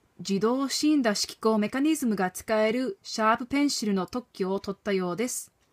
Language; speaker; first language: Japanese; non-native, fluent; English